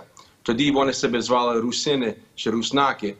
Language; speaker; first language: Ukrainian; early bilingual, heritage; Ukrainian